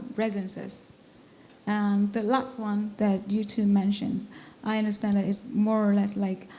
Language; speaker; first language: English; non-native, fluent; Vietnamese